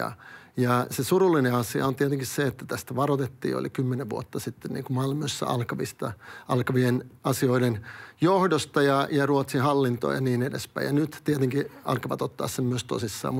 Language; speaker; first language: Finnish; early bilingual, other home language; Swedish